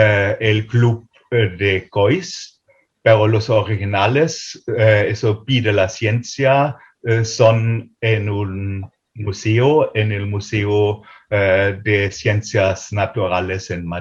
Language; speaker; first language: Spanish; non-native, fluent; German